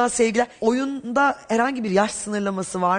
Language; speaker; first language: Turkish; native; Turkish